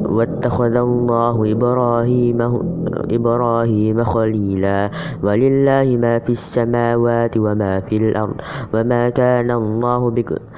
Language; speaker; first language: Arabic; non-native, learner; Indonesian